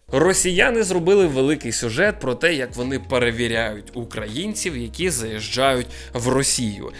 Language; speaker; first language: Ukrainian; native; Ukrainian